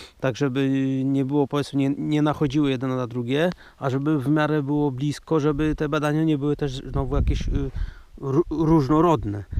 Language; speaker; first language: Polish; native; Polish